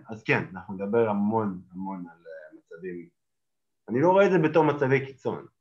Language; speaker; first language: Hebrew; native; Hebrew